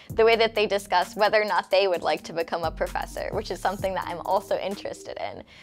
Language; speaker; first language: English; native; English